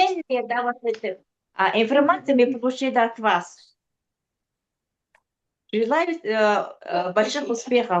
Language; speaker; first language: Russian; non-native, fluent; Mongolian